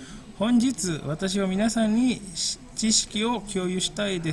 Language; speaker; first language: Japanese; non-native, fluent; Indonesian